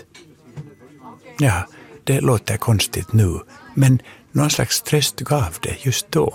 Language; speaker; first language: Swedish; native; Swedish